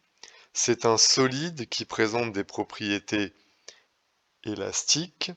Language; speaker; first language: French; native; French